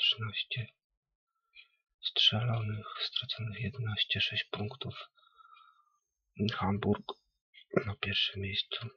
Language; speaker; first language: Polish; native; Polish